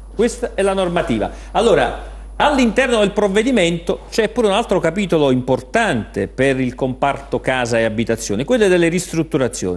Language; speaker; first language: Italian; native; Italian